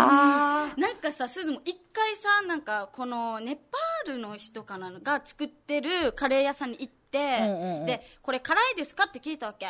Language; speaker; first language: Japanese; native; Japanese